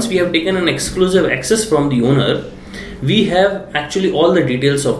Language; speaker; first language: English; non-native, local second language; Hindi